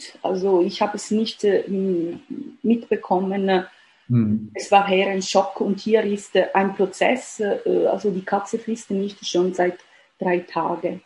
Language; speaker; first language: German; non-native, fluent; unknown